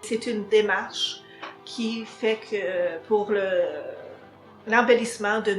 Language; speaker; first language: French; native; French